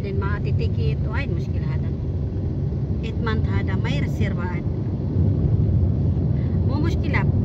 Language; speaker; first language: Arabic; non-native, learner; Filipino